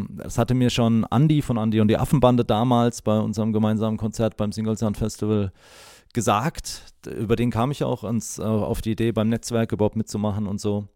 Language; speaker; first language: German; native; German